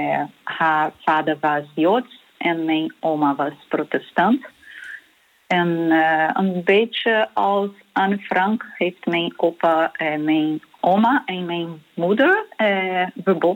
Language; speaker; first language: Dutch; non-native, learner; Portuguese